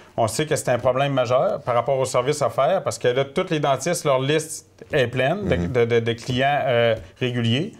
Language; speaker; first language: French; native; French